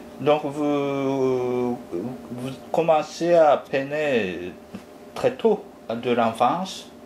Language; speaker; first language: French; non-native, fluent; Japanese